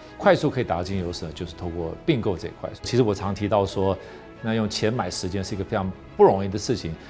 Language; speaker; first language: Chinese; non-native, fluent; English